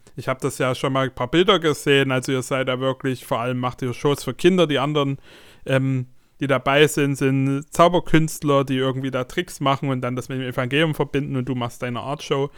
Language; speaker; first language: German; non-native, fluent; Ukrainian